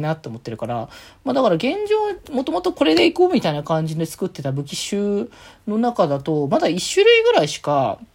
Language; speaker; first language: Japanese; native; Japanese